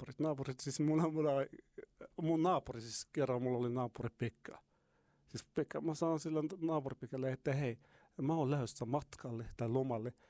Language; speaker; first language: Finnish; non-native, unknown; Arabic